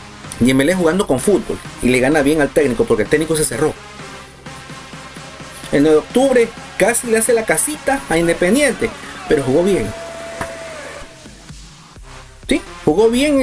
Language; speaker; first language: Spanish; native; Spanish